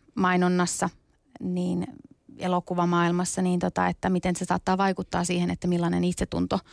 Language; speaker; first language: Finnish; early bilingual, other home language; Kurdish